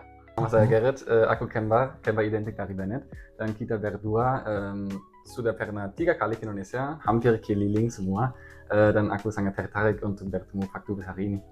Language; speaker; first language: Indonesian; non-native, learner; German